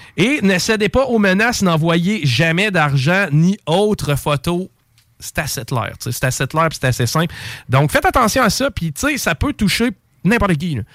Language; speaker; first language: French; native; French